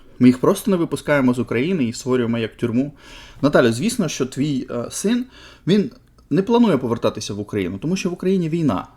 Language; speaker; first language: Ukrainian; native; Ukrainian